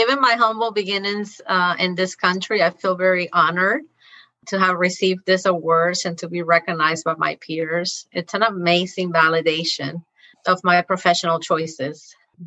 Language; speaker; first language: English; non-native, fluent; Spanish